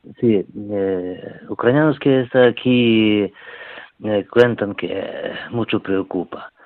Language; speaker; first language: Spanish; non-native, learner; Ukrainian